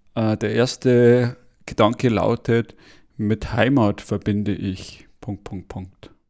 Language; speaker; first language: German; native; German